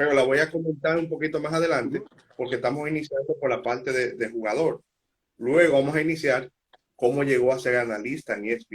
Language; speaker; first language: Spanish; native; Spanish